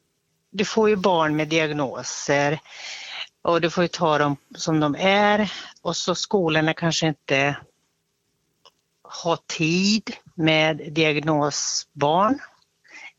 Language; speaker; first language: Swedish; native; Swedish